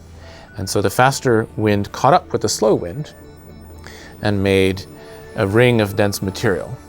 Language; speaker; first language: English; native; English